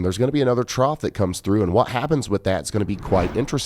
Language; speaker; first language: English; native; English